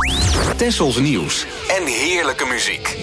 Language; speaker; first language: Dutch; native; Dutch